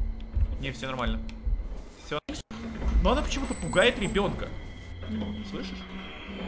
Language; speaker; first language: Russian; native; Russian